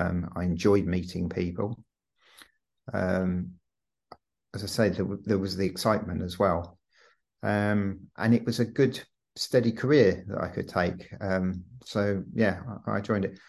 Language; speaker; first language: English; native; English